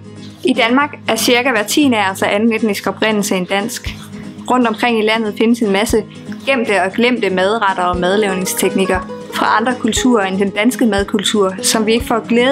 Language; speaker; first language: Danish; native; Danish